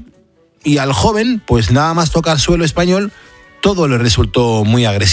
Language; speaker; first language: Spanish; native; Spanish